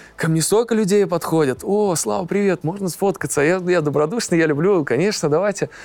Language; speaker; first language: Russian; native; Russian